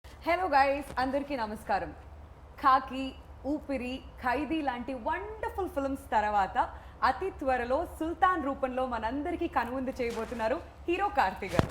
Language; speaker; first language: Telugu; native; Telugu